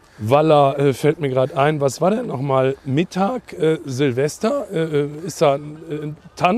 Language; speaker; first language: German; native; German